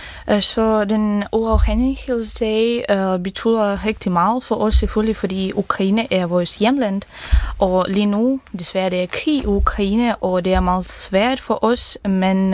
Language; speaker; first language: Danish; non-native, learner; Ukrainian